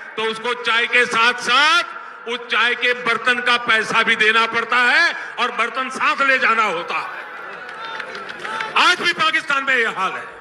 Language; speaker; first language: Hindi; native; Hindi